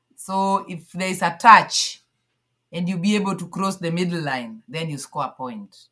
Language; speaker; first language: English; non-native, local second language; Luo (Kenya and Tanzania)